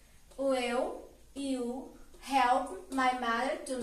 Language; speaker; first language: English; non-native, learner; Portuguese